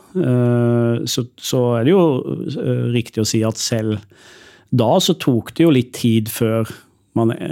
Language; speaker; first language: Norwegian; native; Norwegian